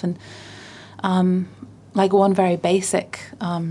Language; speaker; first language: English; native; English